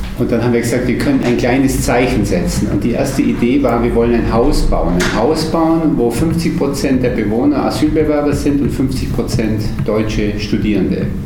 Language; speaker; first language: German; native; German